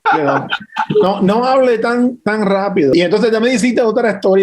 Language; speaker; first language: Spanish; early bilingual, heritage; English